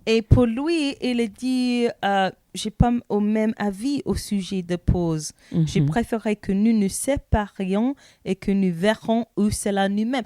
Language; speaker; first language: French; non-native, learner; English